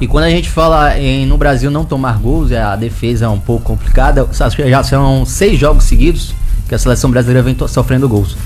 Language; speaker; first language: Portuguese; native; Portuguese